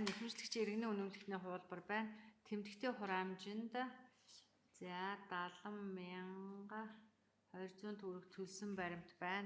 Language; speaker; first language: Mongolian; native; Mongolian